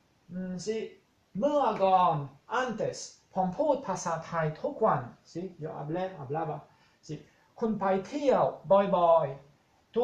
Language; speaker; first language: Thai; non-native, fluent; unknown